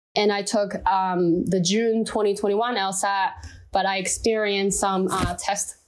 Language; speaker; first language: English; non-native, fluent; Chinese